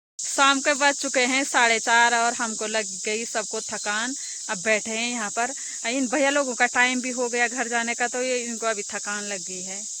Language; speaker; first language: Hindi; native; Hindi